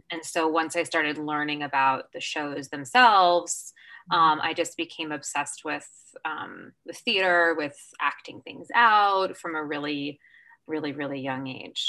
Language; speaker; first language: English; native; English